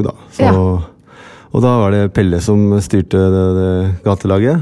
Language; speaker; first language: Norwegian; non-native, fluent; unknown